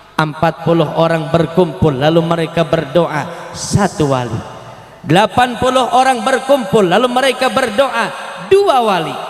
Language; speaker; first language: Indonesian; native; Indonesian